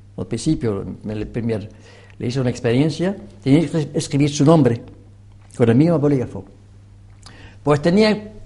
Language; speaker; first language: Spanish; non-native, fluent; French